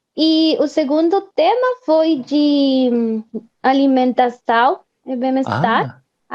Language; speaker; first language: Portuguese; non-native, fluent; Spanish